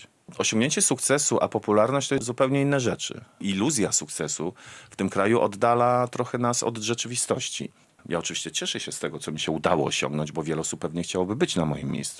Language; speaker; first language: Polish; native; Polish